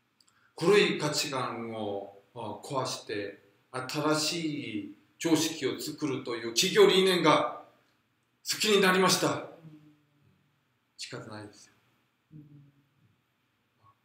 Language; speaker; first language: Japanese; non-native, fluent; Korean